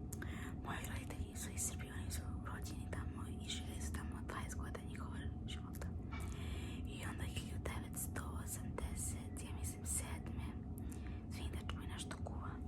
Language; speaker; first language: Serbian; early bilingual, heritage; Serbian